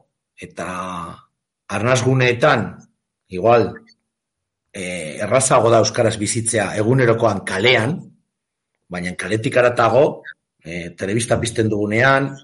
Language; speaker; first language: Basque; native; Basque